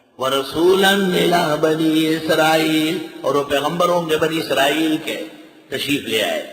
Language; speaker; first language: Urdu; non-native, local second language; Pashto